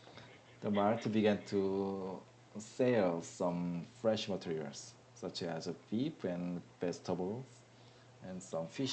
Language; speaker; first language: English; non-native, learner; Korean